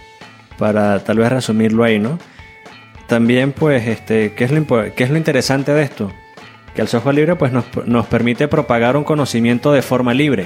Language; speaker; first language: Spanish; native; Spanish